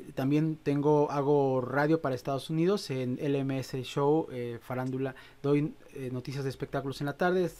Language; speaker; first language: Spanish; native; Spanish